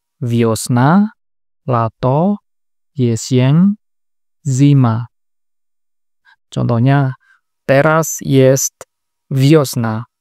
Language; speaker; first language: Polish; non-native, learner; Indonesian